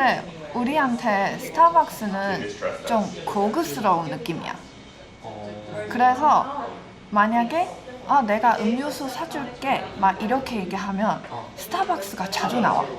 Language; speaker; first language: Korean; non-native, fluent; Chinese